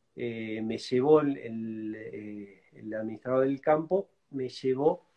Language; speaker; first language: Spanish; native; Spanish